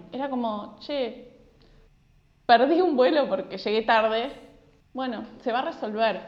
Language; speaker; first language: Spanish; native; Spanish